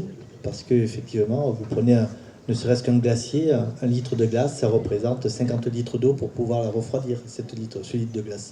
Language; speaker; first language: French; native; French